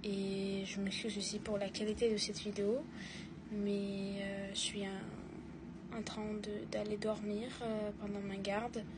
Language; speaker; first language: French; non-native, fluent; Russian